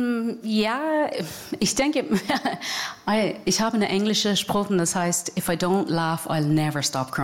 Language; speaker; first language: German; non-native, fluent; English